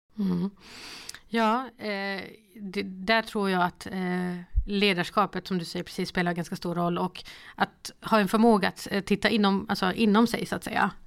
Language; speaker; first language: Swedish; early bilingual, other home language; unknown